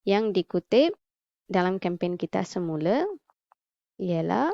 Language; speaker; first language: Malay; non-native, local second language; Tamil